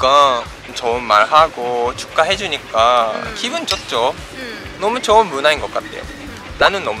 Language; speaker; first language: Korean; non-native, fluent; Japanese